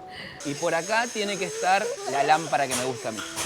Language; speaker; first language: Spanish; native; Spanish